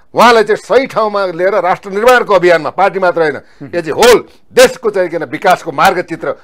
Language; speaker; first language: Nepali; native; Nepali